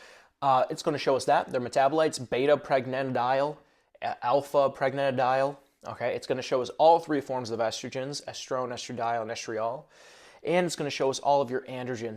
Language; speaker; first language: English; native; English